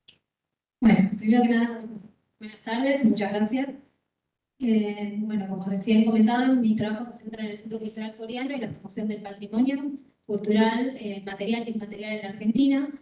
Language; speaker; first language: Spanish; native; Spanish